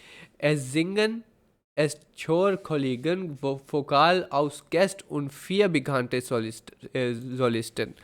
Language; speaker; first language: German; non-native, fluent; Urdu